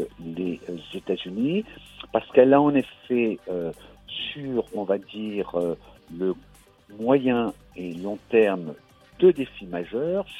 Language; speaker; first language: French; native; French